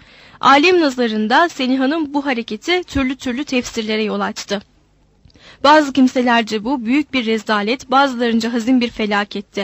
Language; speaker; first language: Turkish; native; Turkish